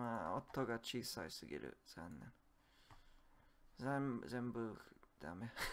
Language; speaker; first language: Japanese; non-native, learner; English